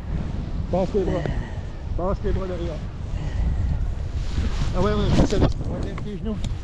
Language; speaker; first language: French; native; French